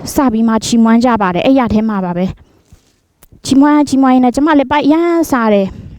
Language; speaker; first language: Burmese; non-native, local second language; Shan